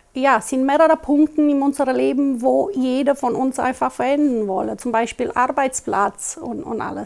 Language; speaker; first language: German; non-native, local second language; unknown